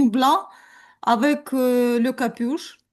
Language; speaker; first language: French; non-native, learner; Ukrainian